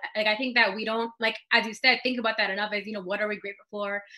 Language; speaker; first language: English; native; English